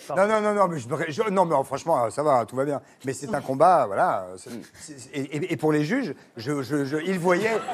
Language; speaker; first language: French; native; French